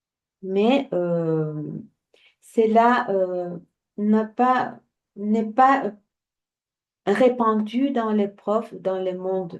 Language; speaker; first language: French; non-native, fluent; Spanish